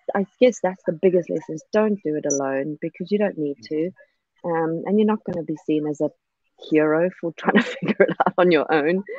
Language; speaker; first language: English; native; English